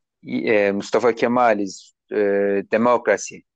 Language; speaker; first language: English; non-native, learner; Turkish